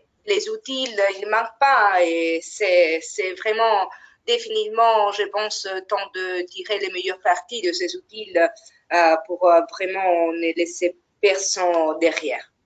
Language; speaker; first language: French; non-native, fluent; Italian